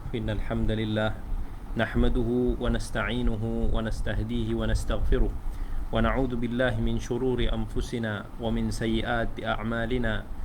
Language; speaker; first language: Malay; native; Malay